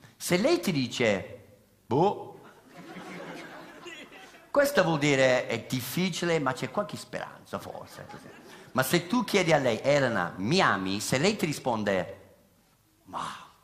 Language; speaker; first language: Italian; non-native, fluent; English